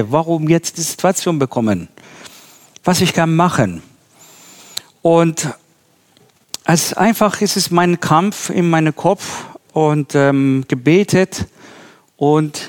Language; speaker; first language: German; non-native, learner; Persian